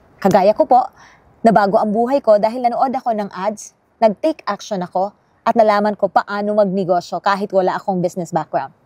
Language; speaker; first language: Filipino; non-native, local second language; Cebuano